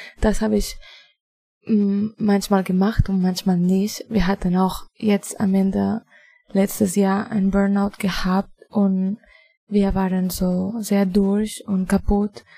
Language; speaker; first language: German; non-native, fluent; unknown